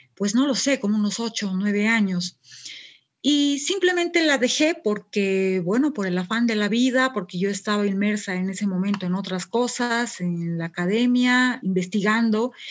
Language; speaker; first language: Spanish; native; Spanish